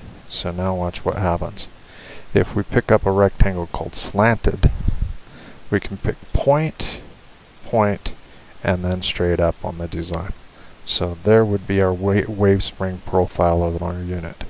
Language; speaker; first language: English; native; English